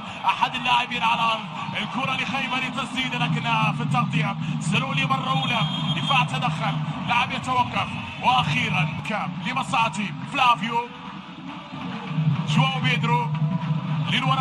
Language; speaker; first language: Arabic; native; Arabic